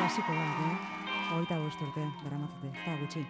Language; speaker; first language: Basque; native; Basque